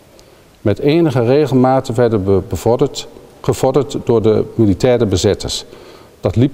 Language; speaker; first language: Dutch; native; Dutch